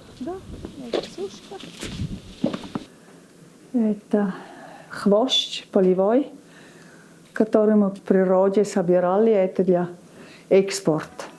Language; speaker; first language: Russian; non-native, learner; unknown